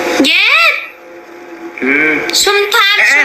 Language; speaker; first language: English; non-native, learner; Vietnamese